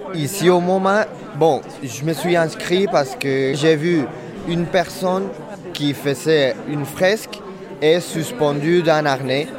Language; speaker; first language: French; non-native, fluent; Spanish